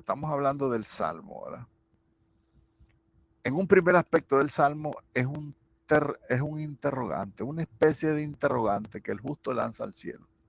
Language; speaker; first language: Spanish; native; Spanish